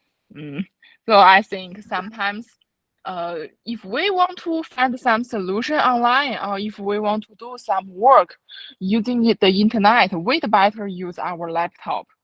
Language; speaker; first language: English; non-native, fluent; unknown